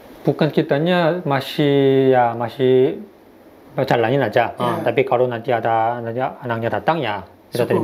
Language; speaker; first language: Indonesian; non-native, fluent; Korean